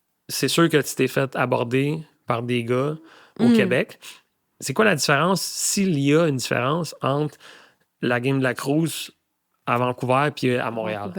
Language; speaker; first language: French; native; French